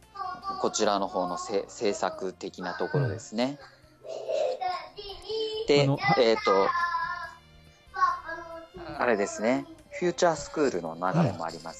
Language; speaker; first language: Japanese; native; Japanese